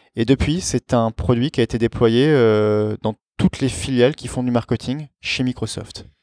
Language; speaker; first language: French; native; French